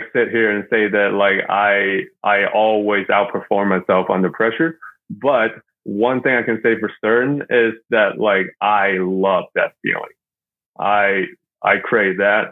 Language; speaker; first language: English; non-native, fluent; Chinese